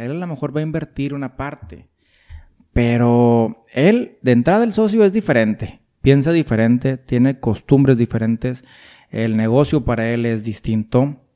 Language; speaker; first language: Spanish; native; Spanish